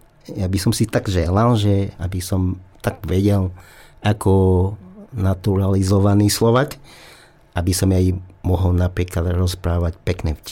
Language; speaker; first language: Slovak; non-native, learner; Vietnamese